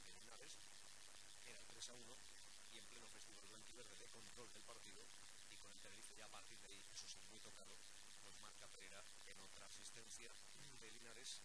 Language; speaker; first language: Spanish; native; Spanish